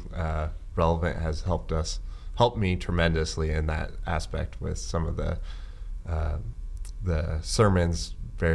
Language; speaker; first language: English; native; English